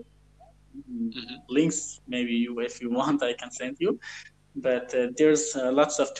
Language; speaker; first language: English; non-native, learner; Persian